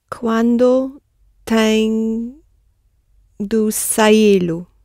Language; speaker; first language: Portuguese; non-native, learner; English